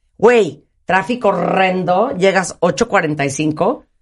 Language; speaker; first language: Spanish; native; Spanish